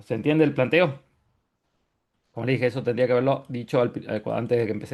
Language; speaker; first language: Spanish; native; Spanish